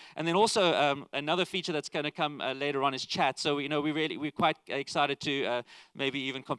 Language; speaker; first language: English; native; English